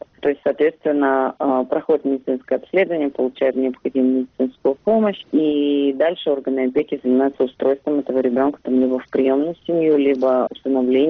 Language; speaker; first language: Russian; native; Russian